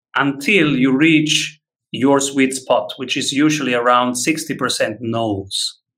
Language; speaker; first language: English; non-native, fluent; Italian